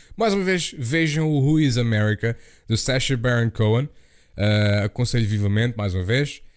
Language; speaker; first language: Portuguese; native; Portuguese